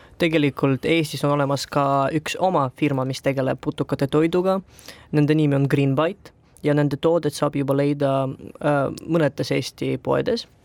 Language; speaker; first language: Estonian; non-native, local second language; Russian